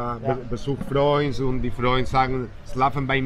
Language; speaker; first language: German; non-native, learner; Spanish